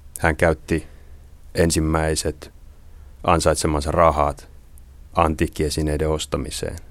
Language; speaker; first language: Finnish; native; Finnish